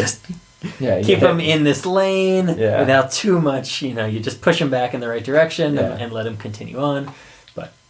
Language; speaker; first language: English; native; English